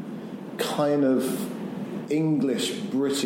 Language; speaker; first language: English; native; English